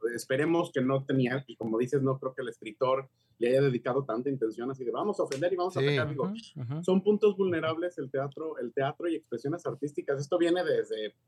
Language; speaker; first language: Spanish; native; Spanish